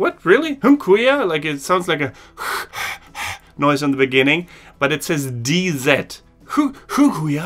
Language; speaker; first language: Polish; non-native, learner; German